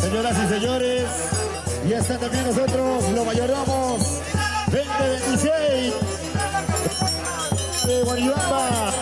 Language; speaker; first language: Spanish; native; Spanish